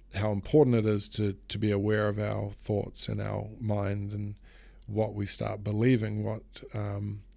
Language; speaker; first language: English; native; English